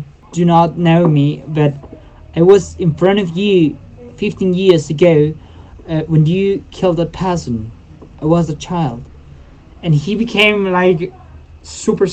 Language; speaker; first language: English; non-native, fluent; Spanish